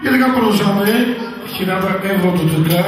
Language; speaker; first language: Bulgarian; non-native, local second language; Turkish